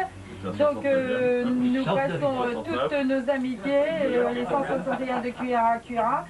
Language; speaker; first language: French; native; French